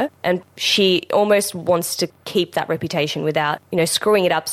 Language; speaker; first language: English; non-native, local second language; Memoni